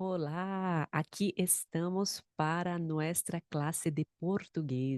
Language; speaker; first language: Portuguese; non-native, fluent; Spanish